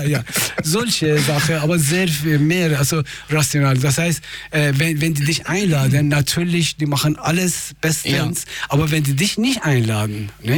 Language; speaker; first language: German; non-native, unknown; Persian